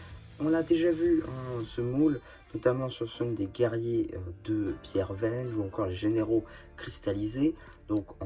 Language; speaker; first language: French; native; French